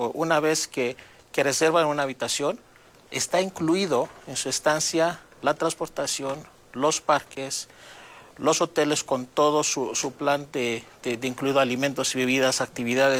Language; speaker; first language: Spanish; native; Spanish